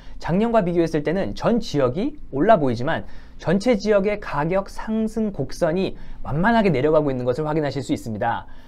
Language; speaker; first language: Korean; native; Korean